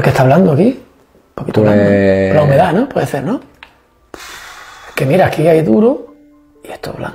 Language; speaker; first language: Spanish; native; Spanish